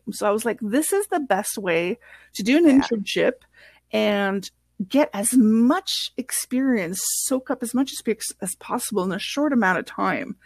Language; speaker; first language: English; non-native, fluent; French